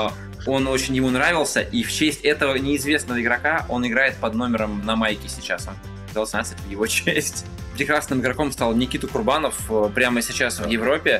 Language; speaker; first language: Russian; native; Russian